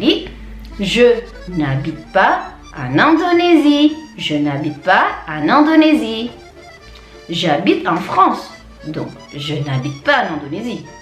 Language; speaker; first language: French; non-native, fluent; Indonesian